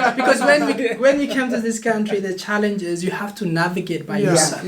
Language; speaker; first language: English; non-native, fluent; Oromo